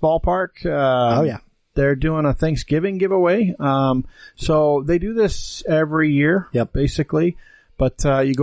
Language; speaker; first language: English; native; English